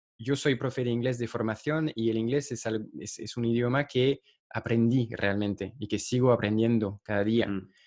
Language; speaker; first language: Spanish; non-native, fluent; French